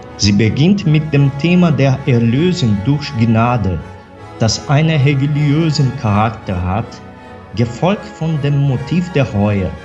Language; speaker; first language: German; non-native, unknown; Portuguese